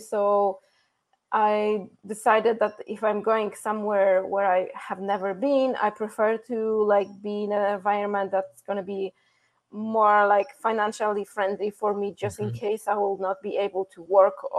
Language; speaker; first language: English; non-native, fluent; Polish